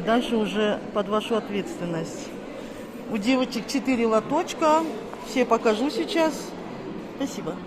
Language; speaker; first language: Russian; non-native, local second language; Kazakh